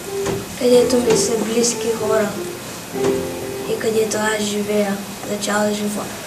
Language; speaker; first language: Bulgarian; early bilingual, heritage; Bulgarian